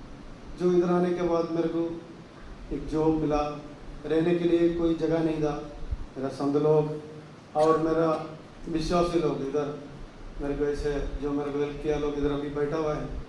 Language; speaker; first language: Hindi; non-native, local second language; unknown